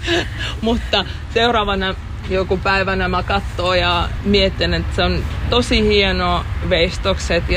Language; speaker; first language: Finnish; non-native, learner; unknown